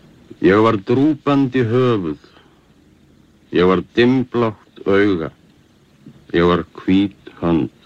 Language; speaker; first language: Icelandic; native; Icelandic